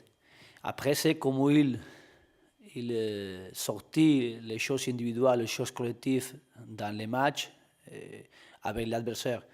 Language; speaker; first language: French; non-native, learner; Spanish